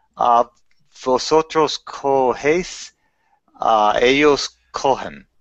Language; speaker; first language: Spanish; non-native, learner; English